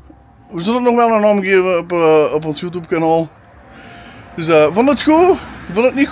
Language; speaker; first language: Dutch; native; Dutch